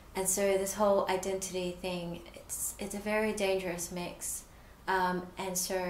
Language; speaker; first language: English; native; English